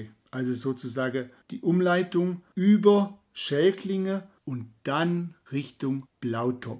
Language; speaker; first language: German; native; German